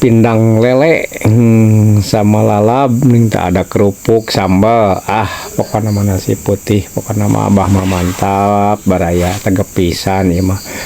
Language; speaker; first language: Indonesian; non-native, local second language; Sundanese